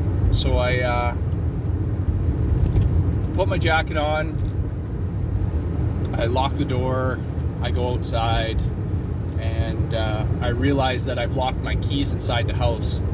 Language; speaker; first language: English; native; English